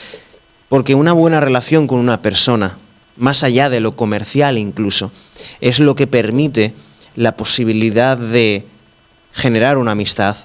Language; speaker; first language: Spanish; native; Spanish